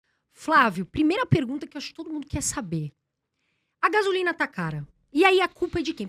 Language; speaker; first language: Portuguese; native; Portuguese